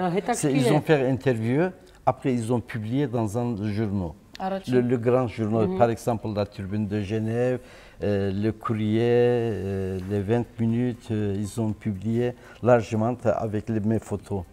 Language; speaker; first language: French; non-native, learner; Turkish